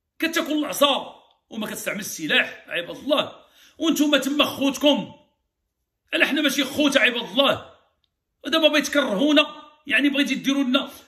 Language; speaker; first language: Arabic; native; Arabic